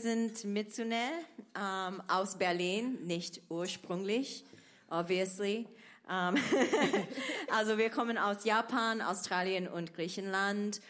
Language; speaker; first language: German; non-native, fluent; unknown